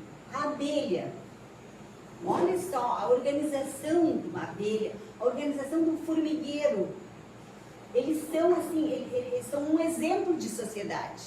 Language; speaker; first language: Portuguese; native; Portuguese